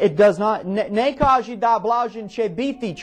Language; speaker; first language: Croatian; non-native, learner; English